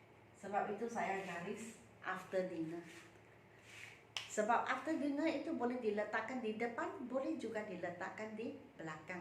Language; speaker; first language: Malay; non-native, local second language; Chinese